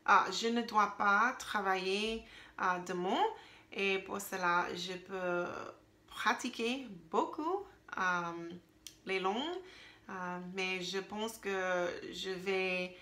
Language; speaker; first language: French; non-native, learner; English